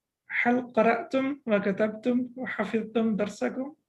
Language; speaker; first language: Arabic; non-native, fluent; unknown